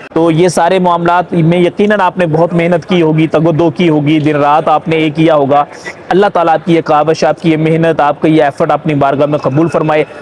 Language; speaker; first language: Urdu; non-native, local second language; Punjabi